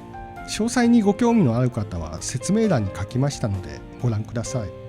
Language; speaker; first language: Japanese; native; Japanese